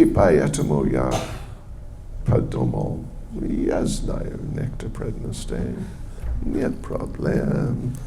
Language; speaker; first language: Russian; non-native, learner; English